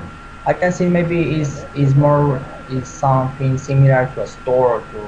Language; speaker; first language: English; non-native, learner; Spanish